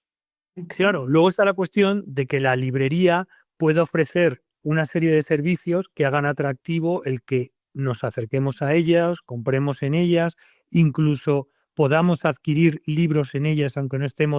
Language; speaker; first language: Spanish; native; Spanish